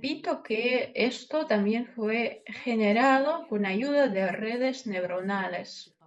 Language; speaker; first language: Spanish; non-native, fluent; Russian